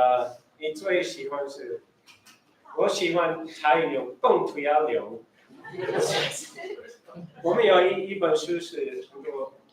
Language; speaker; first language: Chinese; early bilingual, heritage; Chinese